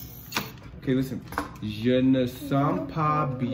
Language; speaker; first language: French; non-native, learner; Filipino